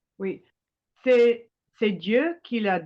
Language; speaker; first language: French; non-native, learner; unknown